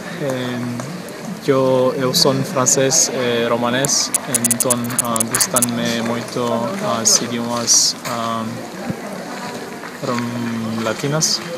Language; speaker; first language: Spanish; non-native, learner; Romanian